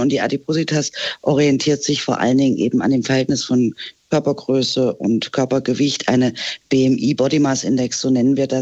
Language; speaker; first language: German; native; German